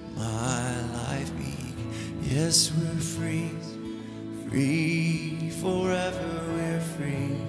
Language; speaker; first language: English; native; English